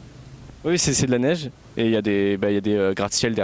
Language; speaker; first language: French; native; French